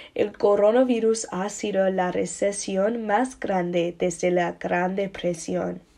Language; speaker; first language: Spanish; non-native, learner; English